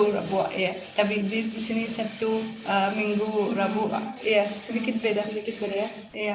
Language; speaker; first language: Indonesian; non-native, learner; Arabic